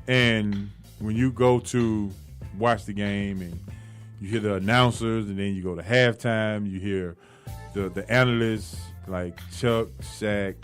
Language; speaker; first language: English; native; English